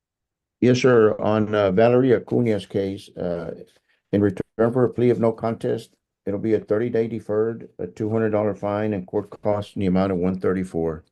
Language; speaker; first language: English; native; English